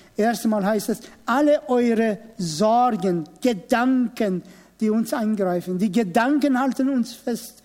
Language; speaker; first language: German; non-native, fluent; Persian